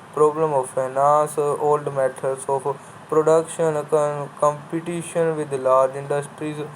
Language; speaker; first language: English; non-native, local second language; Punjabi